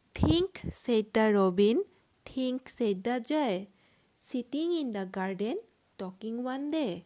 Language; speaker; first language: English; non-native, local second language; Assamese